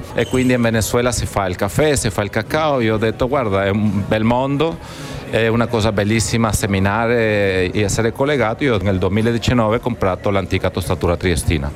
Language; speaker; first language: Italian; non-native, fluent; Spanish